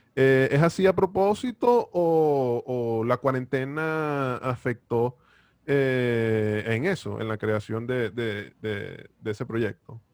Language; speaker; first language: Spanish; native; Spanish